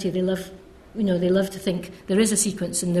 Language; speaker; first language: English; native; English